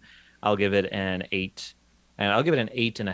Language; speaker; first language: English; native; English